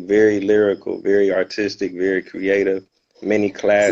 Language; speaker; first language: English; native; English